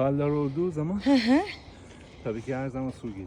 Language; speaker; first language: Turkish; non-native, learner; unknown